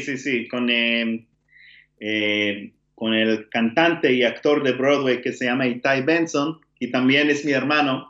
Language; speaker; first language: Spanish; non-native, learner; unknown